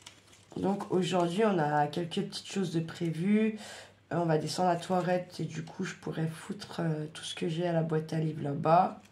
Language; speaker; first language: French; native; French